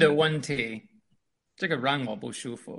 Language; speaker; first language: Chinese; non-native, fluent; English